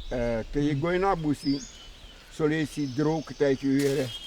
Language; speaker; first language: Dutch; non-native, local second language; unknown